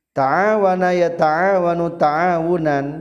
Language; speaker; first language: Arabic; non-native, fluent; Indonesian